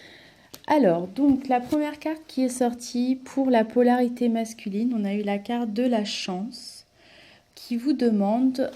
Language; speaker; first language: French; native; French